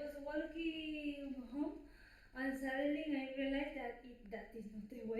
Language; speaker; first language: English; non-native, learner; Spanish